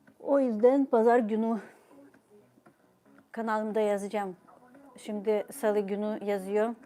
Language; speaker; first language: Turkish; non-native, fluent; Ukrainian